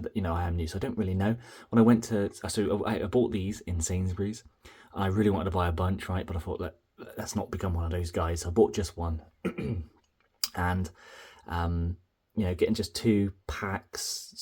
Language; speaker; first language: English; native; English